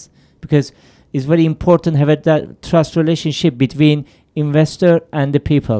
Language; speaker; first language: English; non-native, fluent; Turkish